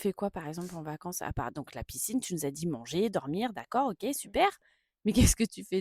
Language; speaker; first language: French; native; French